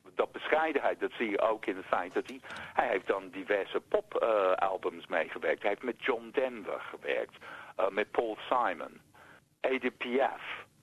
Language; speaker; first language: Dutch; non-native, fluent; English